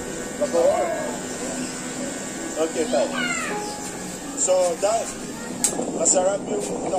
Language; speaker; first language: Filipino; non-native, learner; Arabic